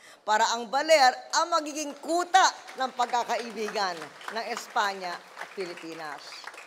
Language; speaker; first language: Filipino; native; Filipino